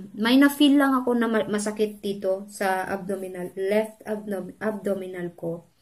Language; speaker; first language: Filipino; non-native, local second language; Cebuano